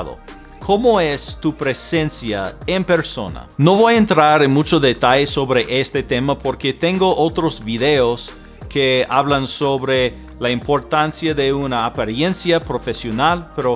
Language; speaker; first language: Spanish; non-native, fluent; English